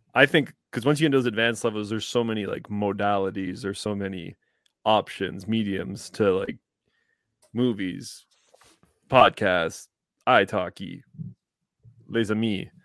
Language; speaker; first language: English; native; English